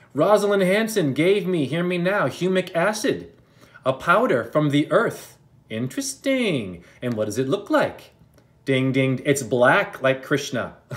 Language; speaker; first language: English; native; English